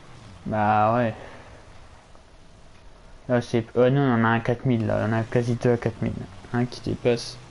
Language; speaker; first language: French; native; French